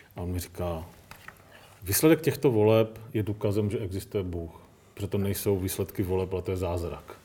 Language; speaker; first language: Czech; early bilingual, other home language; Greek